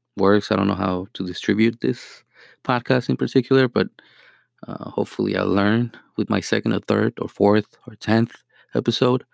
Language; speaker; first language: English; non-native, fluent; Spanish